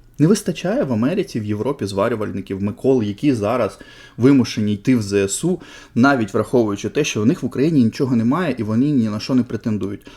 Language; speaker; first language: Ukrainian; native; Ukrainian